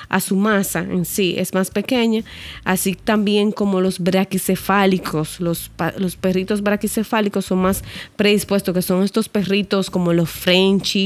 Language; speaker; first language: Spanish; native; Spanish